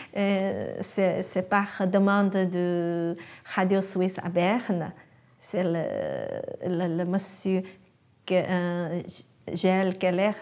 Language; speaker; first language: French; non-native, learner; Chinese